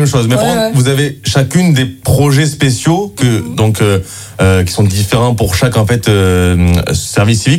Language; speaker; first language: French; native; French